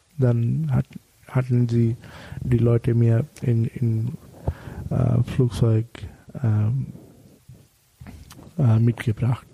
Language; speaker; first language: German; non-native, learner; Bangla